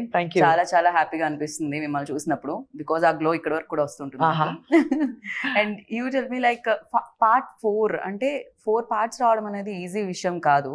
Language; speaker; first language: Telugu; native; Telugu